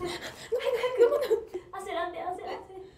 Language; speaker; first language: Japanese; native; Japanese